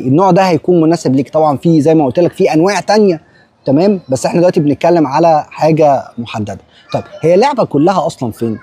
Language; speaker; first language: Arabic; native; Arabic